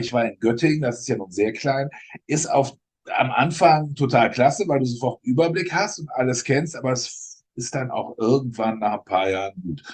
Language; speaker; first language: German; native; German